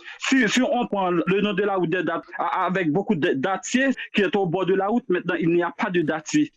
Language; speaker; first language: French; non-native, local second language; Haitian Creole